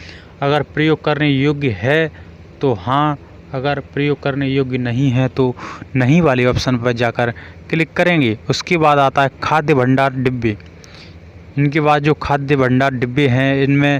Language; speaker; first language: Hindi; native; Hindi